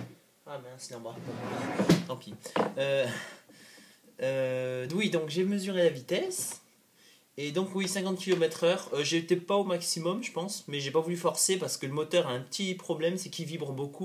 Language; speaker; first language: French; native; French